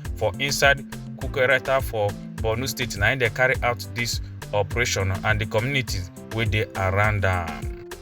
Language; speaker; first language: Nigerian Pidgin; native; Nigerian Pidgin